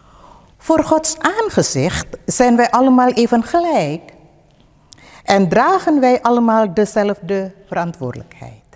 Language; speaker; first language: Dutch; non-native, fluent; Indonesian